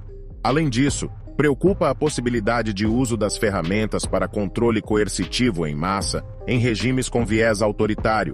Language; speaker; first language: Portuguese; native; Portuguese